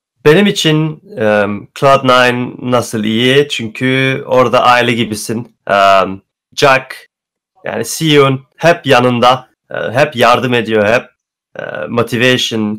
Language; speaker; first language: Turkish; early bilingual, heritage; Turkish